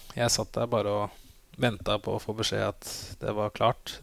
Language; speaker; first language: Norwegian; native; Norwegian